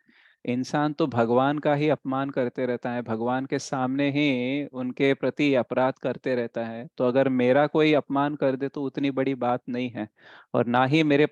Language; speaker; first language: Hindi; native; Hindi